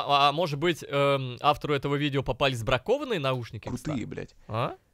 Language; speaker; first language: Russian; native; Russian